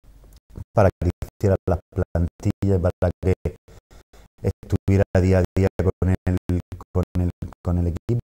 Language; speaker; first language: Spanish; native; Spanish